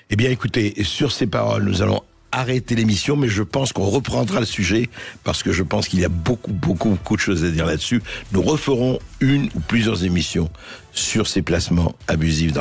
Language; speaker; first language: French; native; French